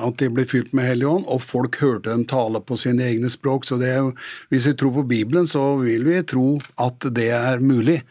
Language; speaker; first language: Norwegian; native; Norwegian